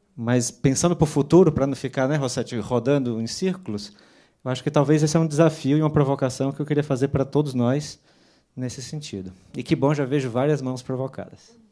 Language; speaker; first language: Portuguese; native; Portuguese